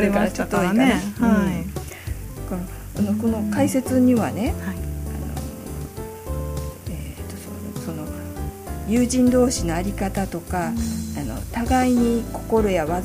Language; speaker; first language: Japanese; native; Japanese